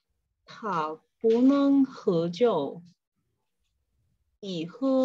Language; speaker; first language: Chinese; non-native, learner; English